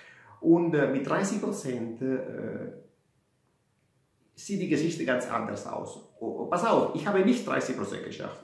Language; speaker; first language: German; non-native, fluent; Italian